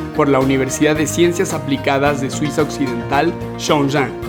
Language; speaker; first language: Spanish; native; Spanish